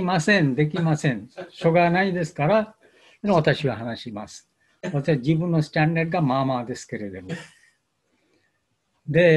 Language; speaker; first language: Japanese; non-native, fluent; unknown